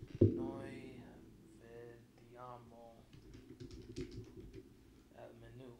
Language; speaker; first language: Italian; non-native, learner; English